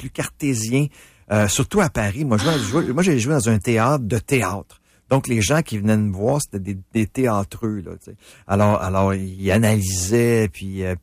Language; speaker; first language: French; native; French